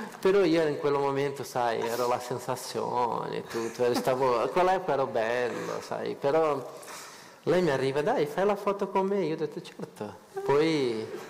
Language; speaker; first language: Italian; non-native, fluent; Portuguese